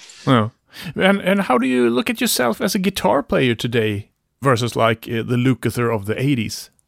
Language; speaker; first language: English; non-native, fluent; Swedish